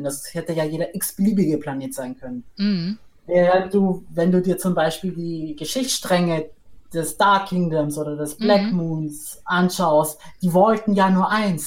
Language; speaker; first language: German; native; German